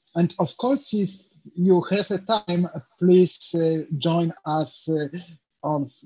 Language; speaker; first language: English; non-native, fluent; Polish